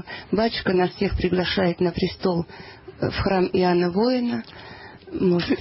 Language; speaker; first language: Russian; native; Russian